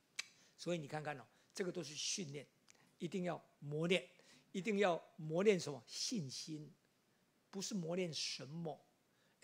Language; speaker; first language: Chinese; native; Chinese